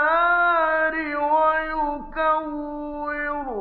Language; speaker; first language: Arabic; native; Arabic